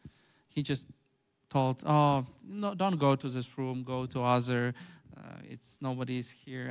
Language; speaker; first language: English; non-native, fluent; Ukrainian